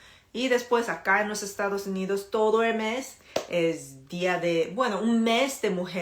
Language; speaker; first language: Spanish; non-native, fluent; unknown